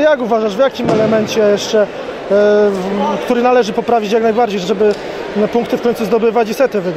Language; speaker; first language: Polish; native; Polish